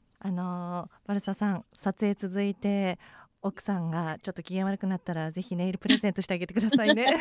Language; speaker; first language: Japanese; native; Japanese